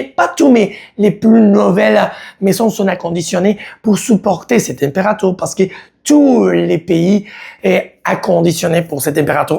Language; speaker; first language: French; non-native, learner; Spanish